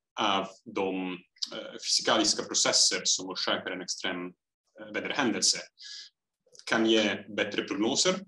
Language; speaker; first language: Swedish; non-native, fluent; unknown